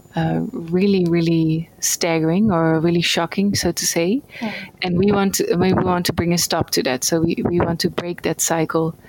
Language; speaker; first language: English; non-native, fluent; Dutch